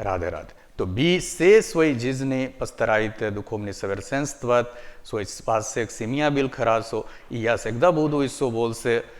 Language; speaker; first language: Russian; non-native, learner; Hindi